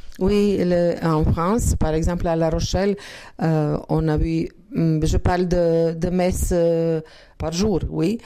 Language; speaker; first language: French; non-native, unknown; Croatian